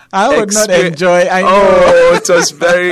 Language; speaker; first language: English; non-native, local second language; Ga